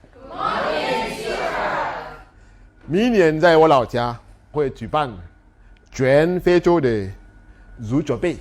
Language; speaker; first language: Chinese; non-native, fluent; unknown